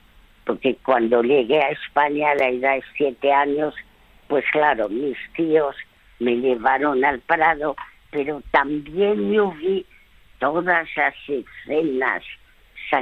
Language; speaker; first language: Spanish; early bilingual, other home language; French